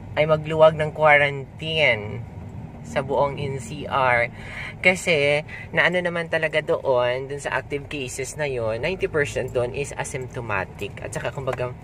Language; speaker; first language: Filipino; non-native, local second language; Hiligaynon